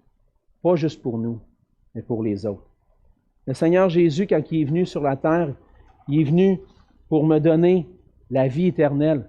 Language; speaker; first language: French; native; French